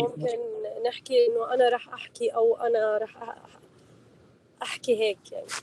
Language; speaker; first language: Arabic; native; Arabic